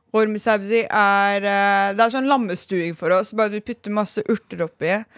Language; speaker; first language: Norwegian; early bilingual, other home language; Persian